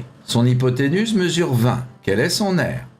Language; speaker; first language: French; native; French